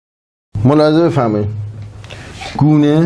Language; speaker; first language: Persian; native; Persian